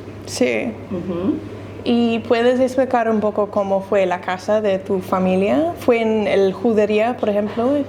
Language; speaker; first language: Spanish; non-native, learner; English